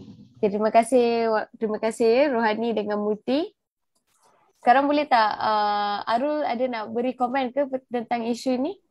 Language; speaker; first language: Malay; native; Malay